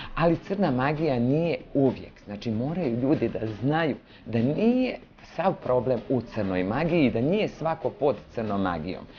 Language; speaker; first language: Serbian; native; Serbian